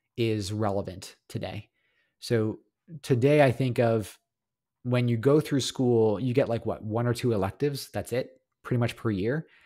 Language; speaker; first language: English; native; English